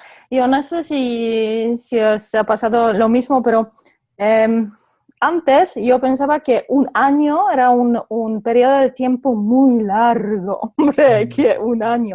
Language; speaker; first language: Spanish; non-native, fluent; Polish